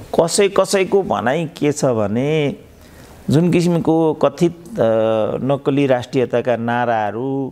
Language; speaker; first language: Nepali; native; Nepali